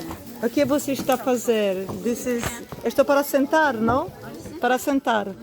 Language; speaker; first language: Portuguese; non-native, learner; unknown